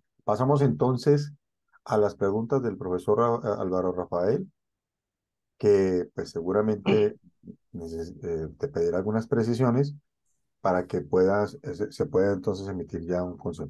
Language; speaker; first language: Spanish; native; Spanish